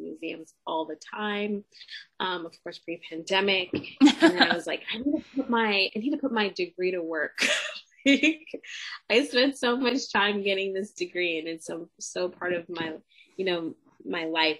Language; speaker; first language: English; native; English